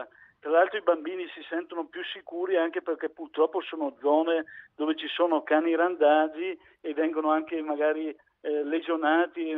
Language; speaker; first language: Italian; native; Italian